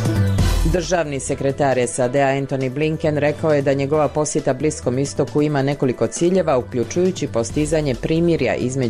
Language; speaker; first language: Croatian; native; Croatian